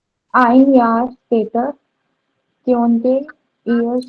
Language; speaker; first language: German; non-native, learner; Hindi